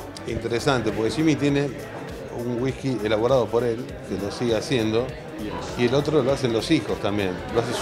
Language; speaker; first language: Spanish; native; Spanish